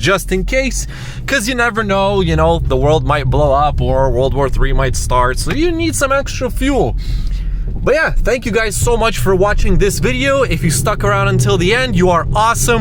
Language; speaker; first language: English; native; English